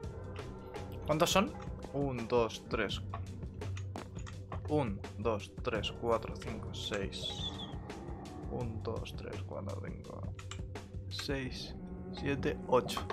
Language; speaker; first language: Spanish; native; Spanish